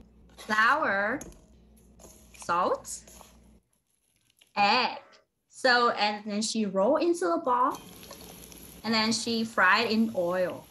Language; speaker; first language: English; non-native, fluent; Vietnamese